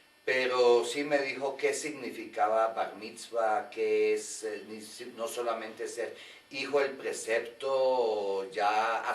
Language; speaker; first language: Spanish; early bilingual, other home language; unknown